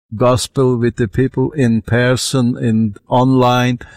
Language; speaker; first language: English; non-native, fluent; Portuguese